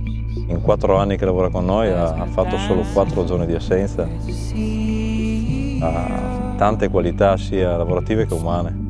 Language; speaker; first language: Italian; native; Italian